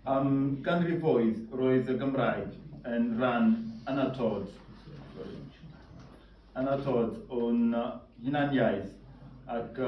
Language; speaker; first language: Welsh; non-native, fluent; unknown